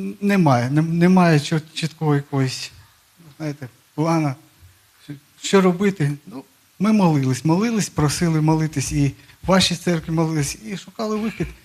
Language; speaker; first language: Ukrainian; non-native, local second language; Russian